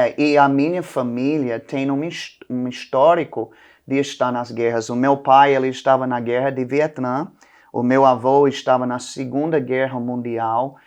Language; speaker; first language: Portuguese; non-native, fluent; English